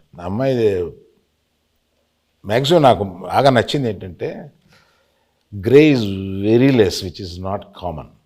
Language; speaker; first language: Telugu; native; Telugu